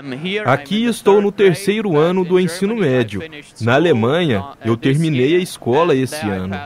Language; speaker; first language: Portuguese; non-native, fluent; German